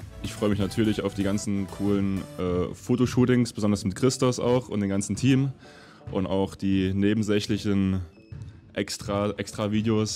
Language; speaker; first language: German; native; German